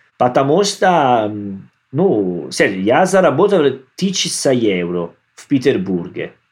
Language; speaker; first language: Russian; non-native, learner; Italian